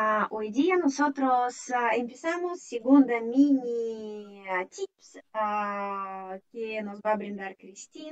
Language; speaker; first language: Spanish; non-native, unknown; Russian